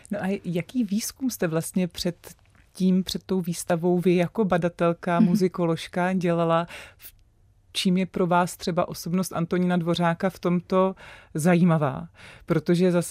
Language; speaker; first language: Czech; native; Czech